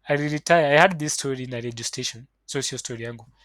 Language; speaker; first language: English; non-native, local second language; Swahili